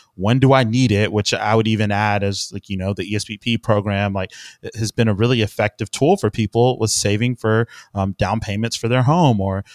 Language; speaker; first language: English; native; English